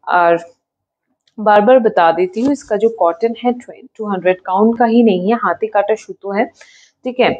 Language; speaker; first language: Hindi; non-native, local second language; Bangla